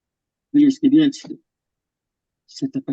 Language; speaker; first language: Spanish; non-native, fluent; French